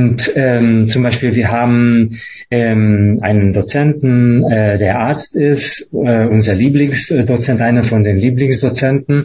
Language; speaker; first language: German; non-native, fluent; Hungarian